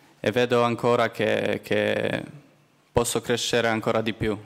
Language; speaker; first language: Italian; non-native, learner; Polish